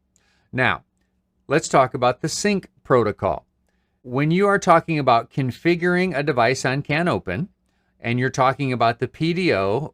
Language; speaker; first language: English; native; English